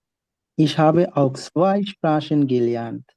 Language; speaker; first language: German; non-native, learner; Bangla